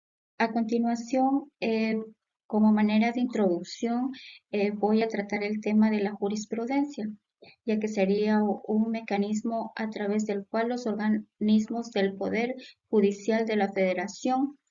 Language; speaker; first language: Spanish; native; Spanish